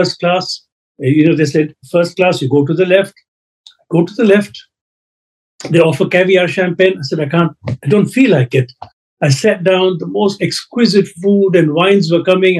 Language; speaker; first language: English; non-native, local second language; Sindhi